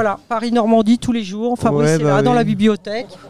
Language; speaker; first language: French; native; French